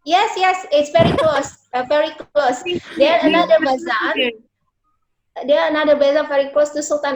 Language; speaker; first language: English; non-native, learner; Indonesian